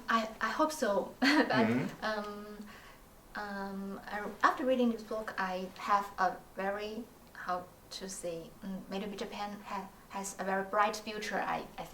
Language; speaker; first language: English; non-native, learner; Chinese